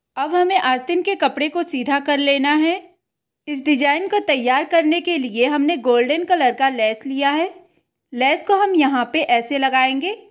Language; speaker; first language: Hindi; native; Hindi